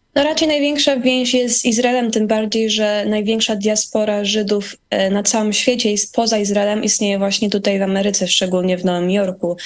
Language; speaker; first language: Polish; early bilingual, heritage; Polish